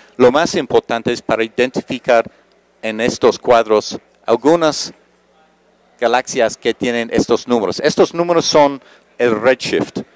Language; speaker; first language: Spanish; non-native, fluent; English